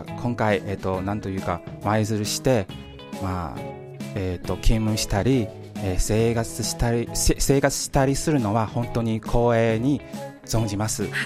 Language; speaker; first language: Japanese; non-native, fluent; Chinese